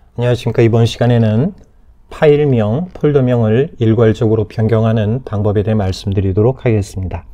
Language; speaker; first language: Korean; native; Korean